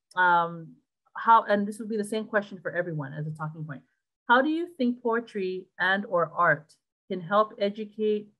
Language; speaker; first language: English; native; English